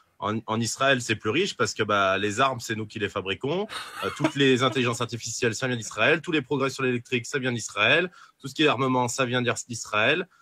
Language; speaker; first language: French; native; French